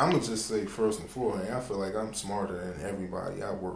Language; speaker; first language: English; native; English